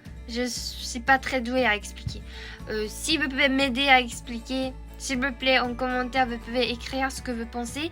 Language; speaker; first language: French; non-native, fluent; Japanese